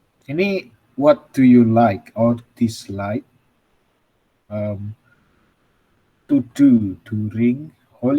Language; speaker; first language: English; non-native, fluent; Indonesian